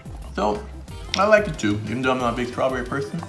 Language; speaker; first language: English; native; English